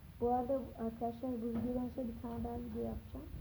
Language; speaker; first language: Turkish; native; Turkish